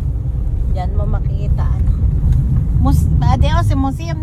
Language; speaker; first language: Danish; non-native, learner; Filipino